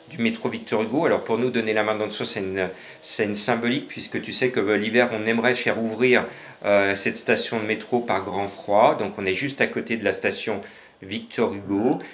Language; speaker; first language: French; native; French